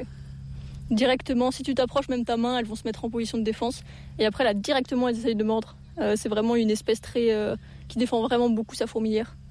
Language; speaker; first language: French; native; French